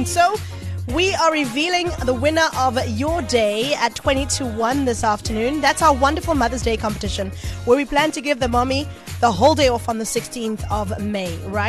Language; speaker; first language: English; native; English